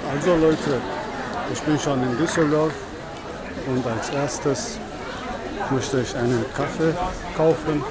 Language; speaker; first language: German; non-native, learner; Chechen